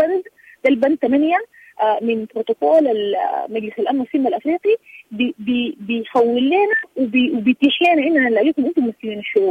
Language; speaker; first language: Arabic; native; Arabic